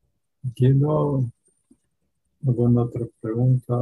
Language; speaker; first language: Spanish; non-native, fluent; Portuguese